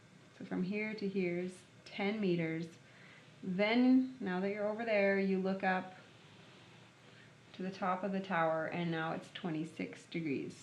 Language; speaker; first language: English; native; English